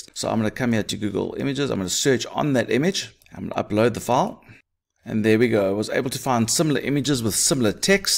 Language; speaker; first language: English; native; English